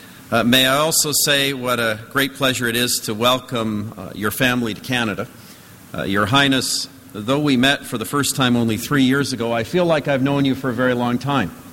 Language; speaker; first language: English; native; English